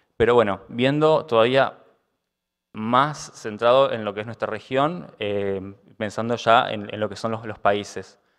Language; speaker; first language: Spanish; native; Spanish